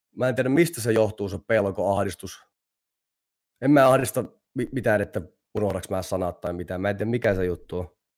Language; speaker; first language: Finnish; native; Finnish